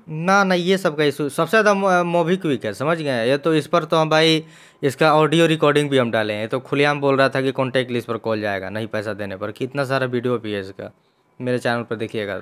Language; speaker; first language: Hindi; native; Hindi